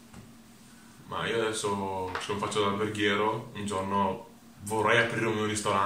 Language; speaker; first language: Italian; early bilingual, other home language; Russian